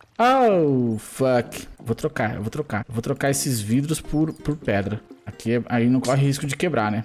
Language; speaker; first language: Portuguese; native; Portuguese